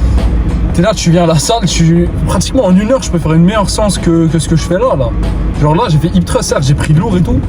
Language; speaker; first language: French; native; French